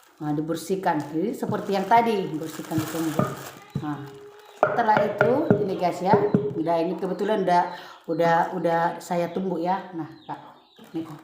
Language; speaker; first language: Indonesian; non-native, local second language; Batak Toba